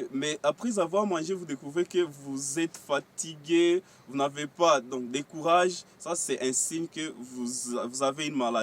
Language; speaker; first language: French; non-native, local second language; Swahili